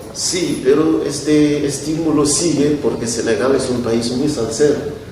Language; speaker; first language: Spanish; non-native, fluent; Wolof